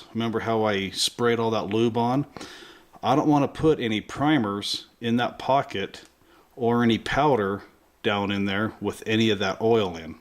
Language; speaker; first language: English; native; English